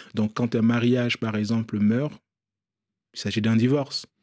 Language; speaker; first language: French; non-native, local second language; Bambara